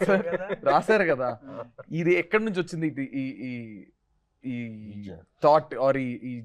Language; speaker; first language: Telugu; native; Telugu